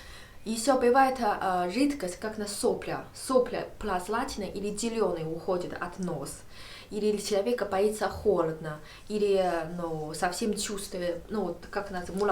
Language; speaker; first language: Russian; non-native, learner; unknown